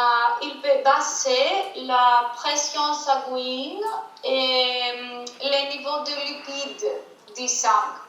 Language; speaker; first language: French; non-native, fluent; Greek